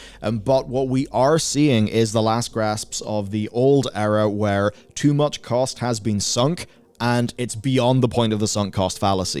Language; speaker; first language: English; native; English